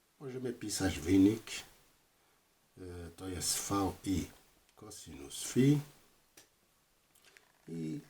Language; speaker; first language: Polish; non-native, learner; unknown